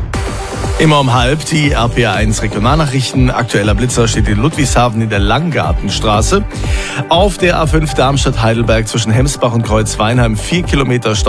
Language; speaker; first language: German; native; German